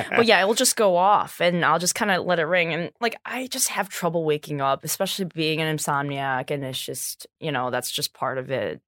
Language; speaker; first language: English; native; English